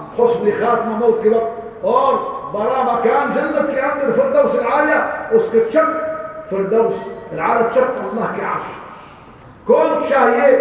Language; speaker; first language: Urdu; non-native, learner; Arabic